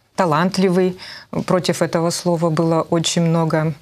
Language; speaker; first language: Russian; native; Russian